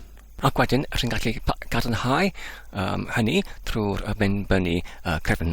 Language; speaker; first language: Welsh; non-native, fluent; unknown